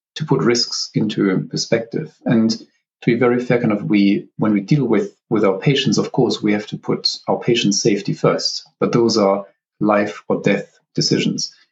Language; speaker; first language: English; non-native, fluent; German